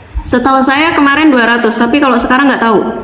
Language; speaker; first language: Indonesian; native; Indonesian